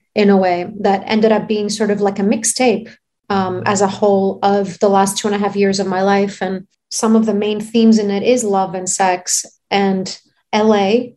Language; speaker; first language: English; non-native, fluent; Greek